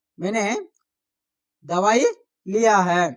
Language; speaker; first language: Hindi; non-native, local second language; Telugu